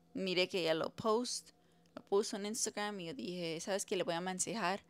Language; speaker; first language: Spanish; early bilingual, heritage; Spanish